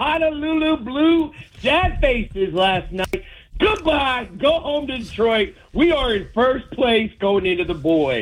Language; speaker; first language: English; native; English